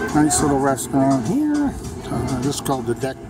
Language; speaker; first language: English; native; English